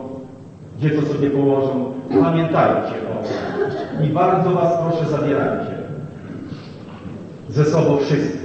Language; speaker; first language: Polish; native; Polish